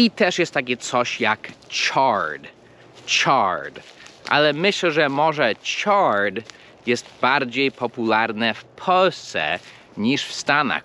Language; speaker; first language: Polish; non-native, fluent; English